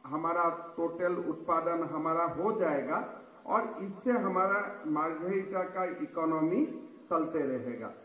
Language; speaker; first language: Hindi; non-native, local second language; Assamese